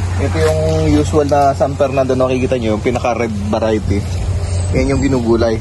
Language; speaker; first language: Filipino; native; Filipino